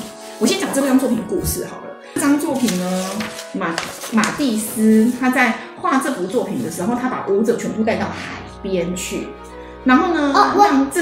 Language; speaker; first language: Chinese; native; Chinese